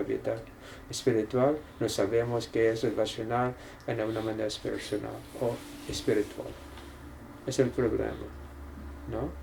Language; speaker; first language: Spanish; non-native, learner; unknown